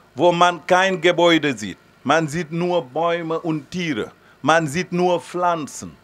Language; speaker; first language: German; non-native, fluent; Wolof